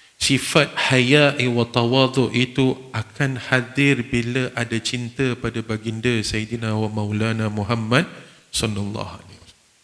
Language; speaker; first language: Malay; non-native, fluent; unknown